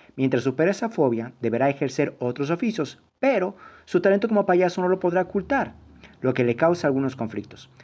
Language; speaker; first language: Spanish; native; Spanish